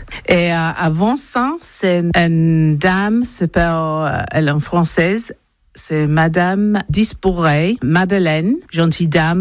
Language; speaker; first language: French; non-native, learner; English